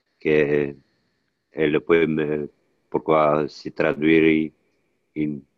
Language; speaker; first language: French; non-native, learner; Italian